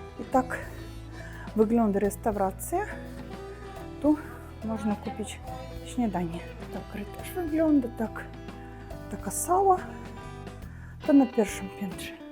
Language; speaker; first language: Polish; non-native, learner; Russian